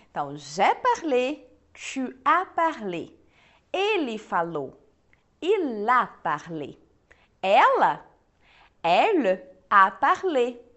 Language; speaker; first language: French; non-native, fluent; Portuguese